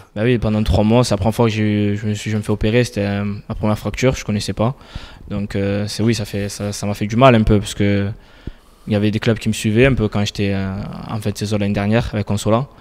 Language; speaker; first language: French; native; French